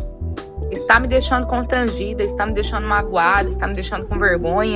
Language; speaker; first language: Portuguese; native; Portuguese